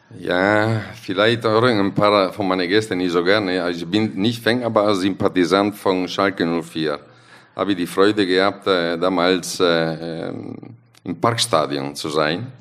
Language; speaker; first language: German; non-native, fluent; Italian